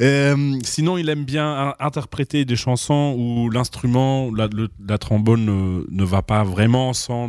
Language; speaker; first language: French; non-native, fluent; German